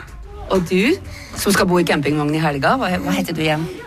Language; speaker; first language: Norwegian; native; Norwegian